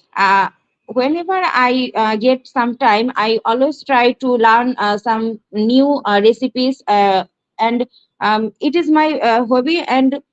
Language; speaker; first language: English; non-native, learner; Bangla